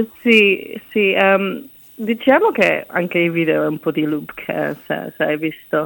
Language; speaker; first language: Italian; non-native, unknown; Czech